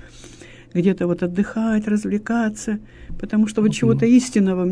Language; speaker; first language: Russian; native; Russian